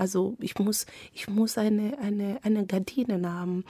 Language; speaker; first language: German; non-native, fluent; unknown